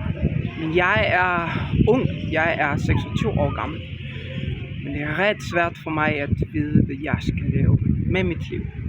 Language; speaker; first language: Danish; non-native, learner; Spanish